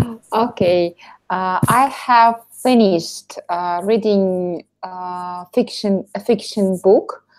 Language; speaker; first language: English; non-native, learner; Russian